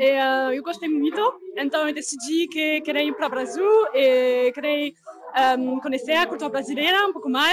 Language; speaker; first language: Portuguese; non-native, fluent; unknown